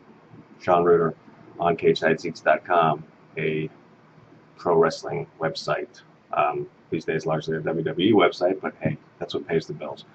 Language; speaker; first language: English; native; English